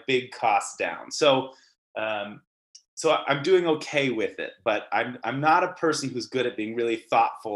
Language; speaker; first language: English; native; English